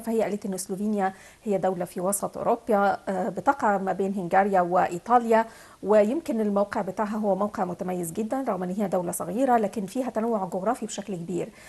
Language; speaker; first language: Arabic; native; Arabic